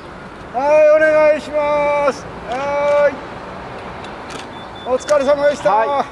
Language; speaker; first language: Japanese; native; Japanese